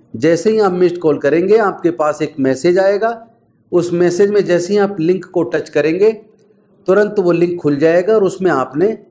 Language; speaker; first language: Hindi; native; Hindi